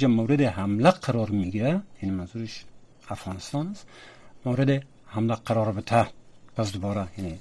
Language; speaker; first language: Persian; native; Persian